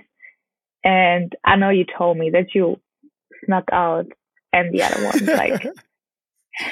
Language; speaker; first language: English; non-native, fluent; German